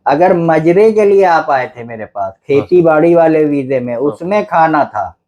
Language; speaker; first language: Hindi; native; Hindi